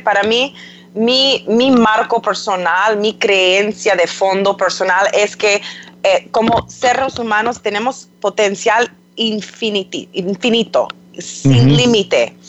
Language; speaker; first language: Spanish; non-native, fluent; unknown